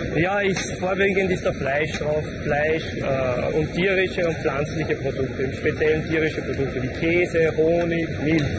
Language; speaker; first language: German; native; German